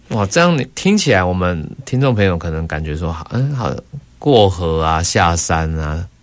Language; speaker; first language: Chinese; native; Chinese